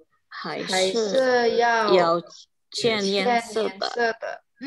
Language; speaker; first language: Chinese; non-native, learner; Indonesian